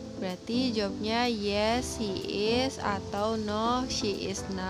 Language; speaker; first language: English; non-native, fluent; Indonesian